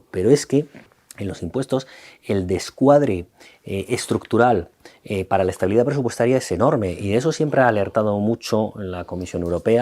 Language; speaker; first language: Spanish; native; Spanish